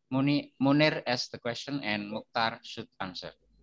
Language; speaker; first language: English; non-native, fluent; Indonesian